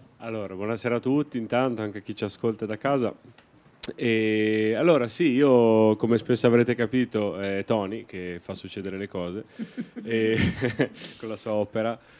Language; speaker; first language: Italian; native; Italian